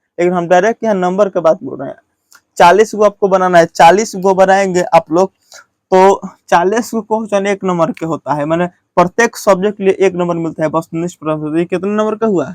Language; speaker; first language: Hindi; native; Hindi